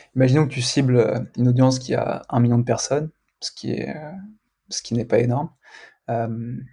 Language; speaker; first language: French; native; French